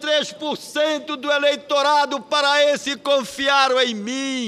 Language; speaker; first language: Portuguese; native; Portuguese